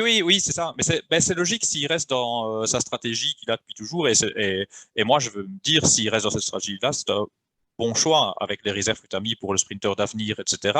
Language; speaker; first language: French; native; French